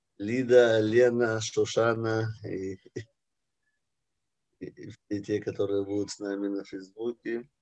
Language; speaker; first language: Russian; early bilingual, heritage; Russian